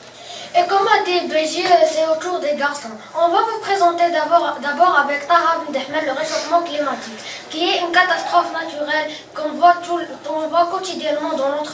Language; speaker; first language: French; non-native, local second language; Arabic